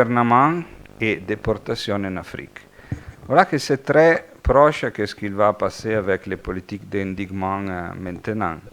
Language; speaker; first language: French; non-native, fluent; Italian